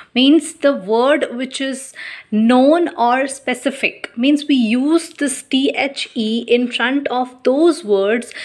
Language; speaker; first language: English; non-native, local second language; Hindi